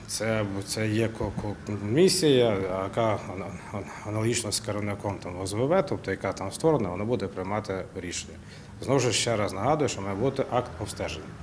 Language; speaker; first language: Ukrainian; non-native, local second language; Russian